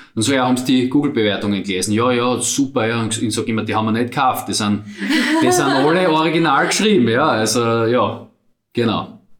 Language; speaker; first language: German; native; German